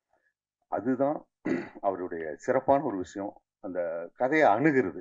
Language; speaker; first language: Tamil; native; Tamil